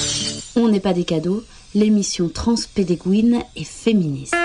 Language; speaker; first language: French; native; French